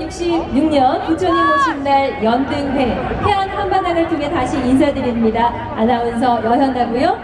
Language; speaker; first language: Korean; native; Korean